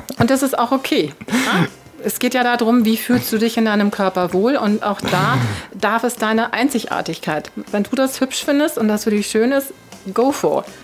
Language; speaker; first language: German; native; German